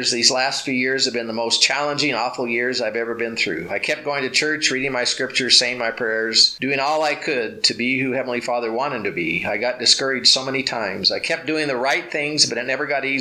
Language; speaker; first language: English; native; English